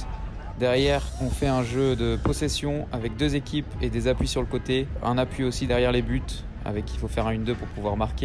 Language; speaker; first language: French; native; French